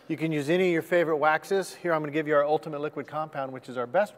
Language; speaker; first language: English; native; English